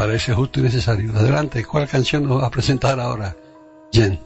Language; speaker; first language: Spanish; native; Spanish